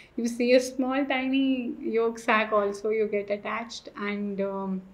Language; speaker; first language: English; non-native, local second language; Hindi